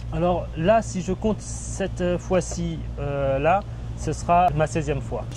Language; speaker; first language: French; early bilingual, other home language; Thai